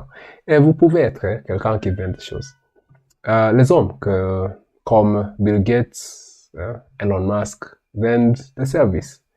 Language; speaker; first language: French; non-native, learner; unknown